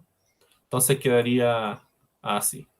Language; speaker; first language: Spanish; native; Spanish